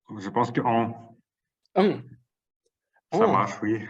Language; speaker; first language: French; non-native, learner; Russian